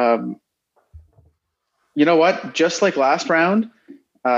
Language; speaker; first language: English; native; English